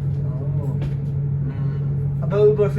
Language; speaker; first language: German; non-native, learner; Serbian